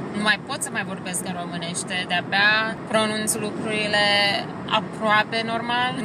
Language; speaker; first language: Romanian; early bilingual, heritage; Romanian